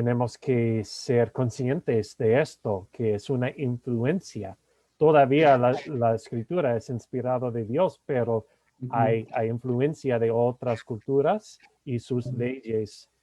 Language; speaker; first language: Spanish; non-native, fluent; English